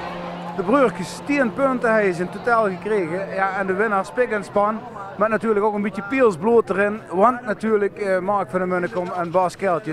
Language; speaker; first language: Dutch; native; Dutch